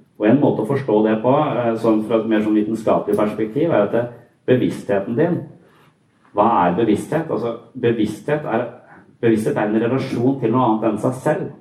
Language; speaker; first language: Norwegian; native; Norwegian